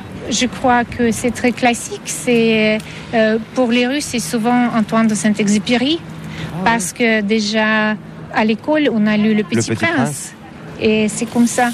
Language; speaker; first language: French; non-native, fluent; Russian